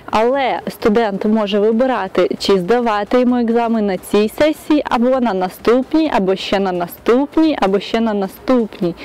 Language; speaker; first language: Ukrainian; native; Ukrainian